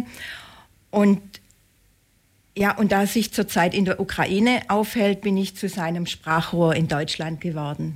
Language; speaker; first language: German; native; German